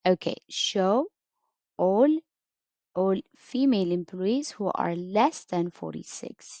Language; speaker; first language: English; non-native, local second language; Amharic